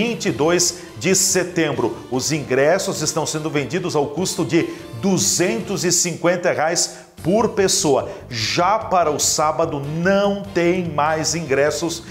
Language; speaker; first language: Portuguese; native; Portuguese